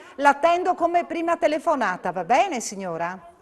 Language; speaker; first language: Italian; native; Italian